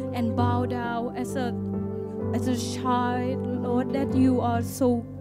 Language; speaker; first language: English; non-native, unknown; Thai